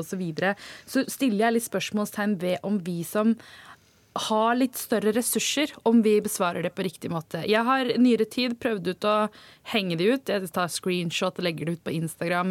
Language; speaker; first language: Norwegian; early bilingual, other home language; Tamil